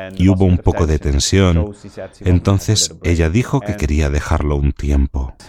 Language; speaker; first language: Spanish; non-native, fluent; Dutch